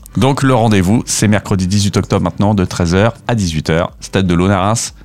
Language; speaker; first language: French; native; French